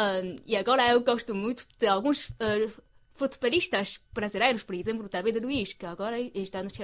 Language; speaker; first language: Portuguese; non-native, fluent; Chinese